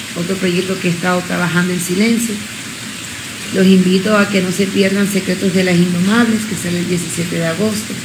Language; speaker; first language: Spanish; early bilingual, other home language; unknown